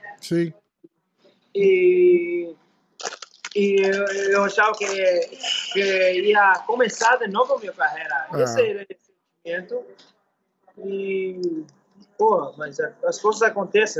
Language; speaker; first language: Portuguese; non-native, learner; English